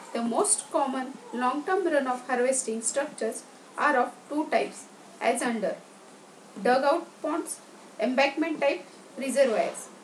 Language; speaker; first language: English; non-native, local second language; Marathi